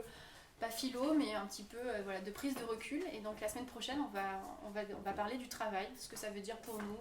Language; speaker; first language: French; native; French